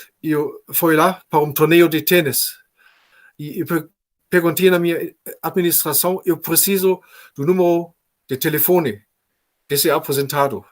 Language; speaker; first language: Portuguese; non-native, fluent; German